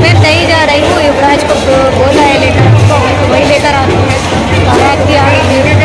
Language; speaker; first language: Hindi; native; Hindi